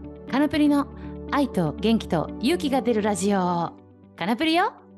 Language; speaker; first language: Japanese; native; Japanese